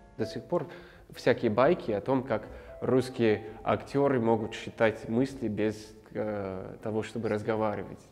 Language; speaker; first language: Russian; non-native, fluent; English